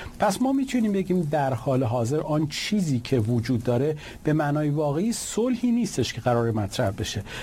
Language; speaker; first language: Persian; native; Persian